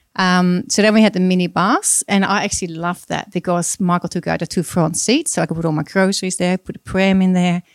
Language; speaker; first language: English; non-native, fluent; Dutch